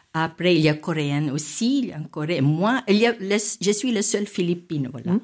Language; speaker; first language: French; non-native, fluent; Filipino